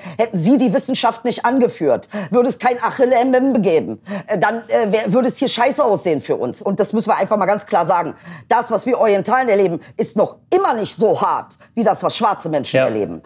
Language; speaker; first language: German; early bilingual, other home language; Turkish